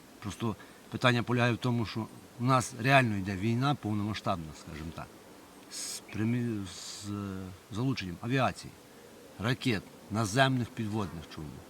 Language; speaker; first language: Ukrainian; native; Ukrainian